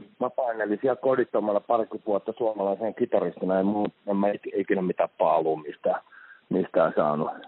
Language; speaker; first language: Finnish; native; Finnish